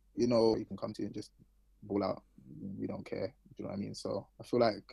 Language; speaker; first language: English; native; English